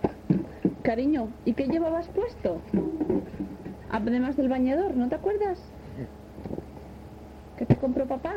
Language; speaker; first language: Spanish; native; Spanish